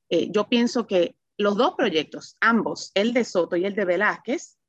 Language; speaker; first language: Spanish; native; Spanish